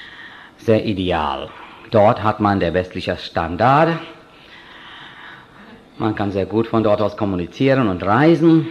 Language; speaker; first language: German; non-native, fluent; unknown